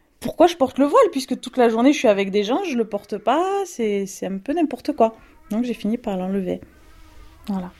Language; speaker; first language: French; native; French